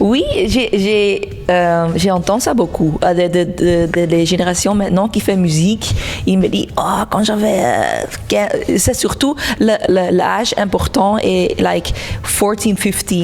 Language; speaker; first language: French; non-native, local second language; Dutch